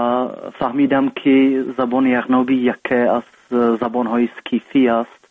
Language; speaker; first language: Persian; non-native, fluent; Czech